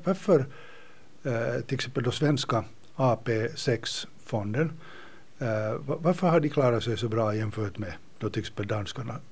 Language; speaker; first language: Swedish; native; Swedish